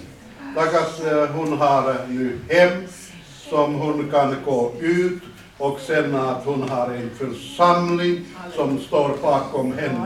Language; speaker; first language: Swedish; non-native, fluent; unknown